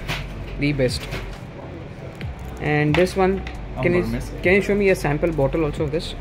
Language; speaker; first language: English; non-native, local second language; Hindi